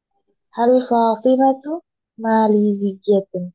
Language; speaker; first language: Arabic; non-native, learner; Indonesian